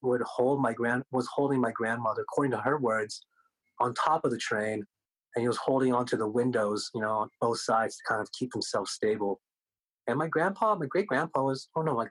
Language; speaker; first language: English; early bilingual, other home language; Korean